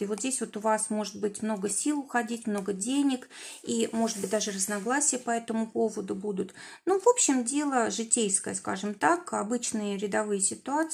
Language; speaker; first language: Russian; native; Russian